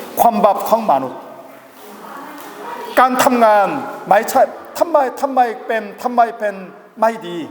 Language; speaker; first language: Thai; non-native, learner; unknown